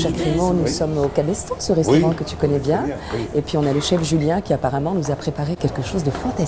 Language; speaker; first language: French; non-native, local second language; Arabic